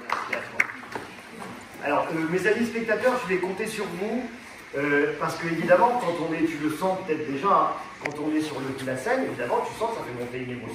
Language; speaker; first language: French; native; French